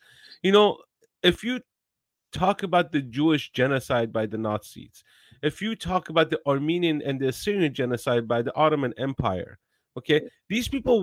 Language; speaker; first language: English; non-native, fluent; Persian